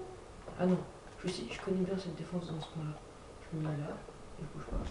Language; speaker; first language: French; native; French